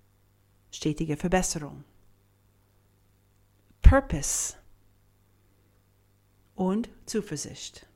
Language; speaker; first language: German; non-native, fluent; English